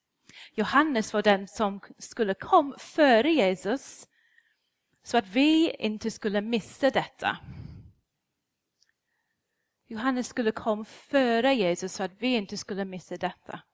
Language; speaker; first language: Swedish; non-native, fluent; English